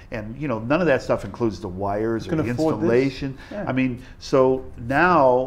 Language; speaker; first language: English; native; English